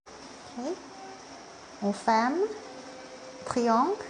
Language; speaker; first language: French; non-native, learner; Thai